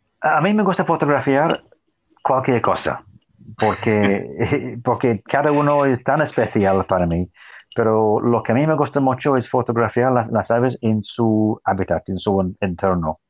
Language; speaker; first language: Spanish; non-native, fluent; English